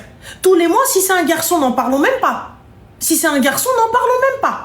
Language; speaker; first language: French; native; French